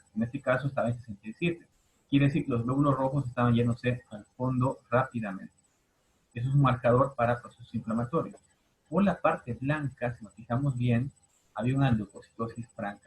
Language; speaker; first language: Spanish; native; Spanish